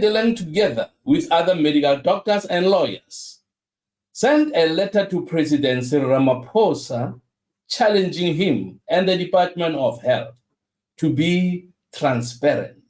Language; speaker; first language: English; non-native, local second language; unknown